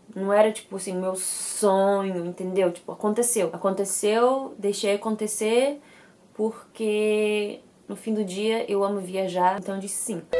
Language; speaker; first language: Portuguese; early bilingual, heritage; English